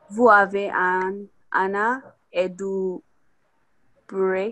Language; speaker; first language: French; non-native, learner; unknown